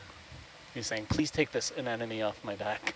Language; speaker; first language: English; native; English